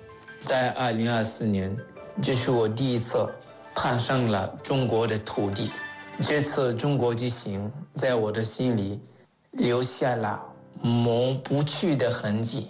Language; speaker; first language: Chinese; non-native, fluent; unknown